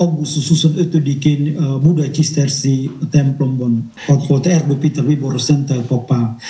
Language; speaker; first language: Hungarian; non-native, fluent; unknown